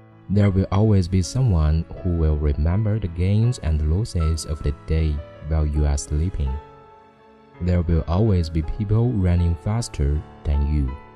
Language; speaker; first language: English; non-native, fluent; Chinese